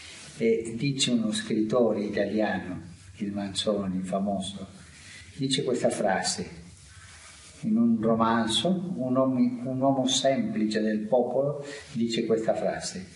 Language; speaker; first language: Italian; non-native, fluent; Spanish